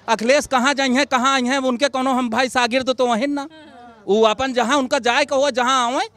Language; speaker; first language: Hindi; native; Hindi